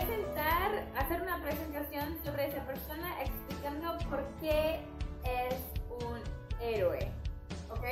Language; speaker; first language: Spanish; non-native, fluent; English